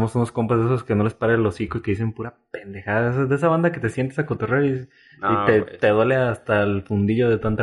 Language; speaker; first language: Spanish; native; Spanish